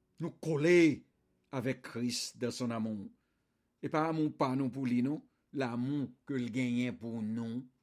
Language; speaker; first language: French; non-native, local second language; Haitian Creole